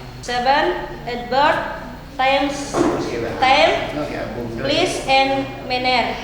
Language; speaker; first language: English; non-native, learner; Indonesian